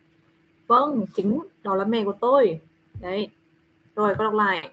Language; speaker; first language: Vietnamese; native; Vietnamese